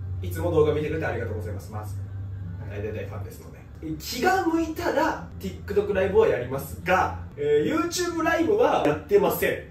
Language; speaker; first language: Japanese; native; Japanese